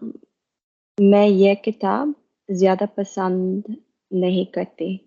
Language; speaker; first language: Hindi; non-native, learner; English